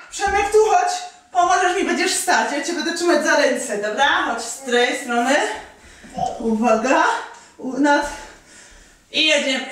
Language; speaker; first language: Polish; native; Polish